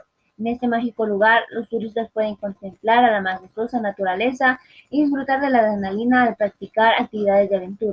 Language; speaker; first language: Spanish; native; Spanish